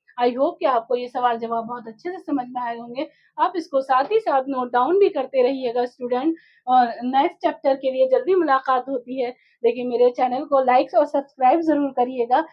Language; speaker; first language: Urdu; native; Urdu